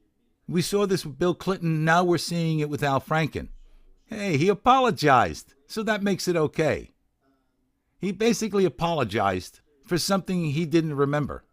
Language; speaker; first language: English; native; English